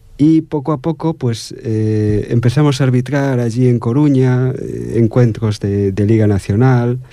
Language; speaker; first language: Spanish; native; Spanish